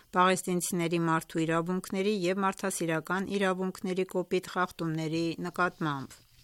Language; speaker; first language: Armenian; native; Armenian